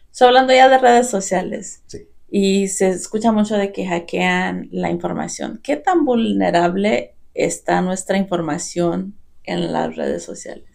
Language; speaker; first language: Spanish; early bilingual, heritage; Spanish